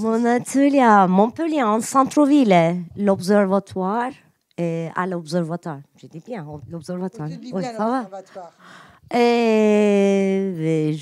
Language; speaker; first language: French; non-native, learner; Turkish